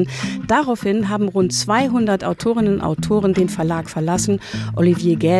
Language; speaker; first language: German; native; German